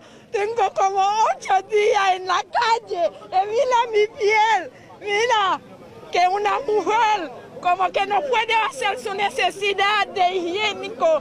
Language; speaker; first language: Spanish; non-native, learner; Haitian Creole